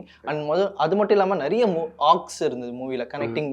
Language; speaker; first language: Tamil; native; Tamil